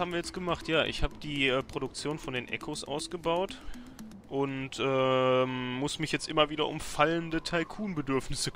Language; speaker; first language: German; native; German